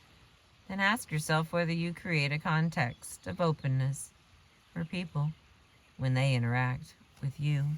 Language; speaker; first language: English; native; English